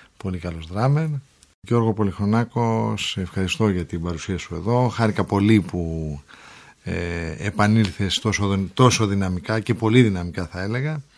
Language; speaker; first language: Greek; native; Greek